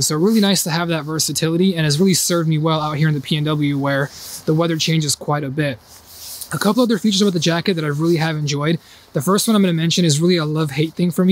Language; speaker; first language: English; native; English